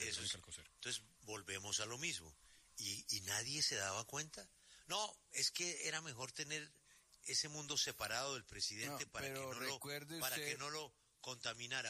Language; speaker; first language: Spanish; native; Spanish